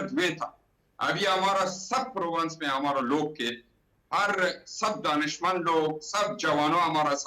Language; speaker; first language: Hindi; non-native, learner; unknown